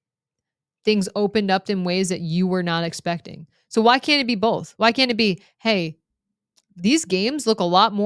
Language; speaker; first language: English; native; English